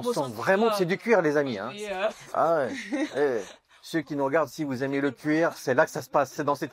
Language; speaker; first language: French; native; French